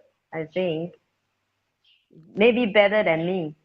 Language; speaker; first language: English; non-native, learner; Thai